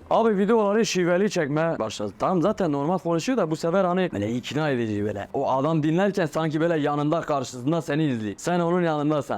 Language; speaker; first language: Turkish; native; Turkish